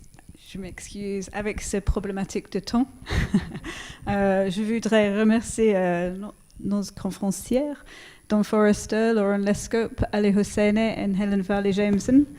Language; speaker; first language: French; non-native, fluent; English